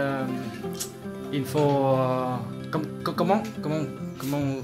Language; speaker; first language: French; non-native, learner; Vietnamese